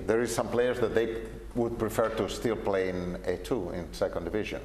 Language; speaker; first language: English; non-native, fluent; Italian